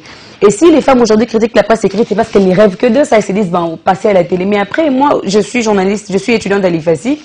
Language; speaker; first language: French; non-native, local second language; Lingala